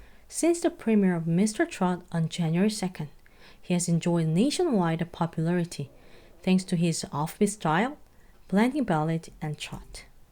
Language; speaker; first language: English; non-native, fluent; Korean